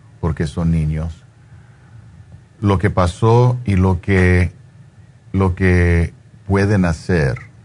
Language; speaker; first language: Spanish; early bilingual, heritage; Spanish